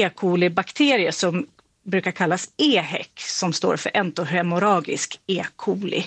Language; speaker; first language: Swedish; native; Swedish